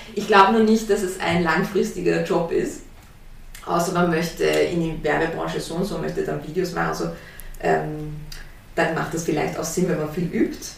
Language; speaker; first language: German; early bilingual, heritage; German